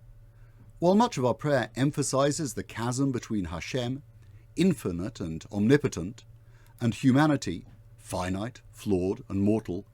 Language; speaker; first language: English; native; English